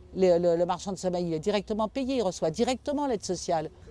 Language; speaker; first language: French; native; French